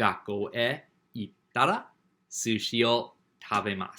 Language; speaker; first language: Japanese; non-native, fluent; English